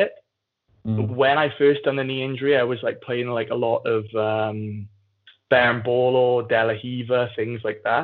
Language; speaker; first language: English; native; English